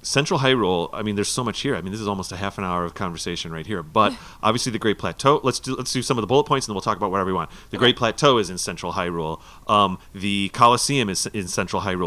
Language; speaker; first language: English; native; English